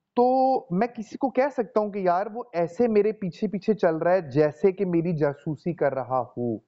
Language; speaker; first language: Urdu; non-native, local second language; Punjabi